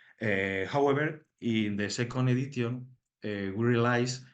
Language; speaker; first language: English; non-native, learner; Spanish